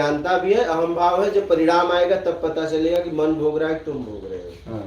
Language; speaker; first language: Hindi; native; Hindi